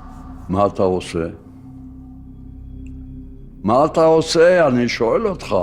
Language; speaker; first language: Hebrew; non-native, fluent; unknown